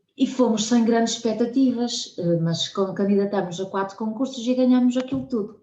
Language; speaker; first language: Portuguese; native; Portuguese